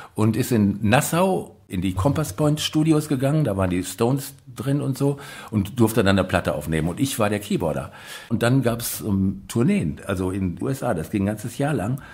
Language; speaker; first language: German; native; German